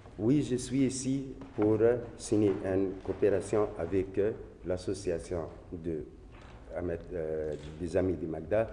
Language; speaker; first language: French; non-native, local second language; Arabic